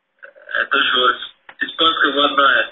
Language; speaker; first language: Russian; non-native, fluent; Portuguese